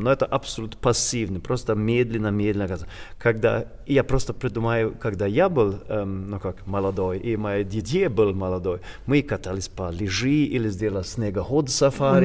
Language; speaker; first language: Russian; non-native, learner; Swedish